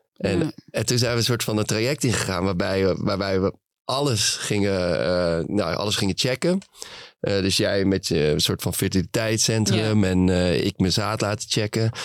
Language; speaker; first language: Dutch; native; Dutch